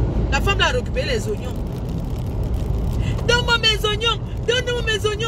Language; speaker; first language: French; non-native, local second language; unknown